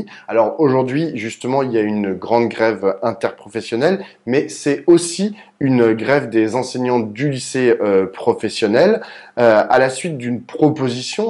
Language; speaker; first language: French; native; French